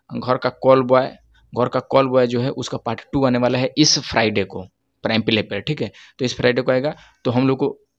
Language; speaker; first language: Hindi; native; Hindi